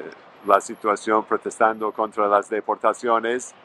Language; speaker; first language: Spanish; non-native, fluent; English